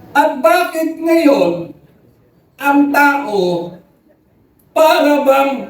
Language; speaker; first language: Filipino; native; Filipino